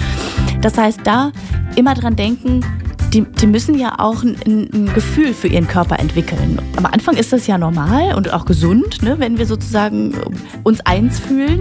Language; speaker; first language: German; native; German